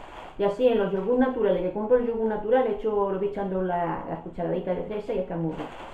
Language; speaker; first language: Spanish; native; Spanish